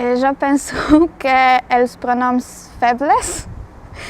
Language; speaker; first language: Catalan; non-native, learner; Polish